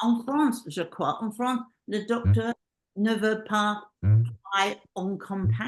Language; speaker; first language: French; non-native, learner; English